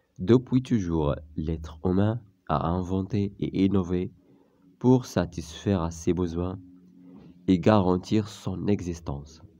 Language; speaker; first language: French; non-native, local second language; Arabic